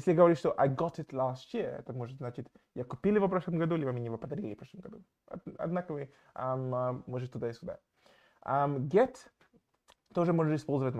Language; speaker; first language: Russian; non-native, fluent; English